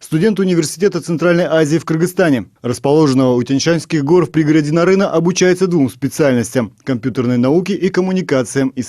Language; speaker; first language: Russian; native; Russian